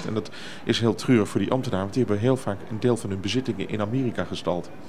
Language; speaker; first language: Dutch; native; Dutch